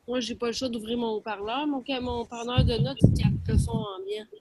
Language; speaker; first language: French; native; French